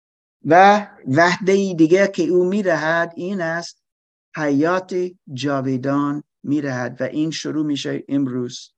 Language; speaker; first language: Persian; non-native, fluent; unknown